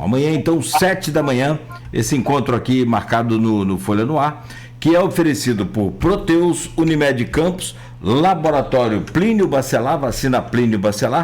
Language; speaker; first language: Portuguese; native; Portuguese